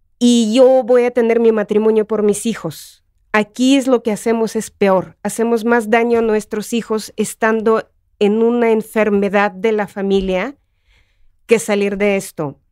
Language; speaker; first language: Spanish; non-native, fluent; Russian